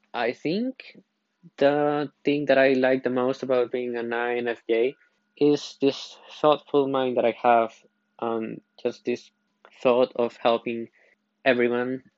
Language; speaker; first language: English; non-native, fluent; Spanish